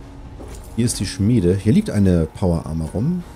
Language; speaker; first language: German; native; German